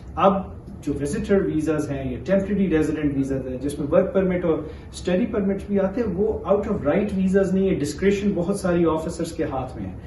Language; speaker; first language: Urdu; native; Urdu